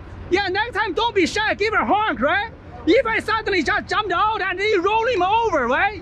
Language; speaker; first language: English; non-native, learner; Chinese